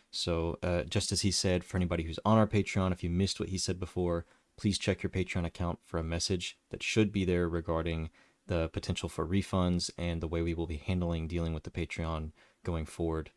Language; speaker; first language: English; native; English